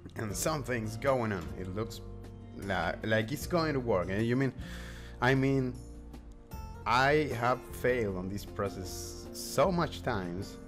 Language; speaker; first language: English; non-native, fluent; Spanish